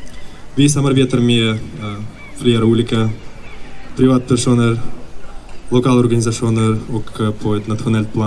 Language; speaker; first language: Swedish; non-native, fluent; Ukrainian